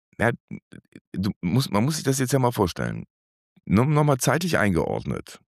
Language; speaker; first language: German; native; German